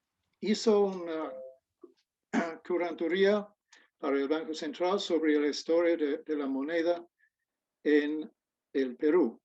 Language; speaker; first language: Spanish; non-native, fluent; English